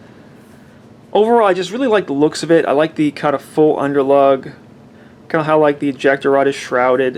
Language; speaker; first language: English; native; English